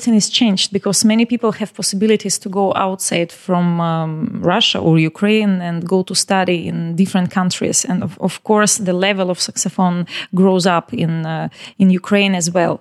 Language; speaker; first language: English; non-native, learner; Ukrainian